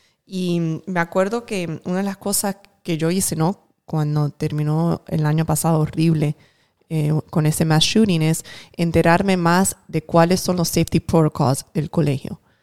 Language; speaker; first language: Spanish; early bilingual, heritage; Spanish